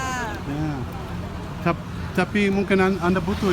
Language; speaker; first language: Indonesian; non-native, learner; English